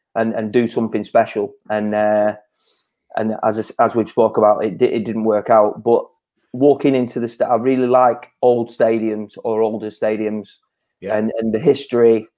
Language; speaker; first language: English; native; English